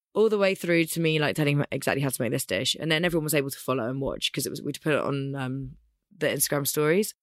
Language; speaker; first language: English; native; English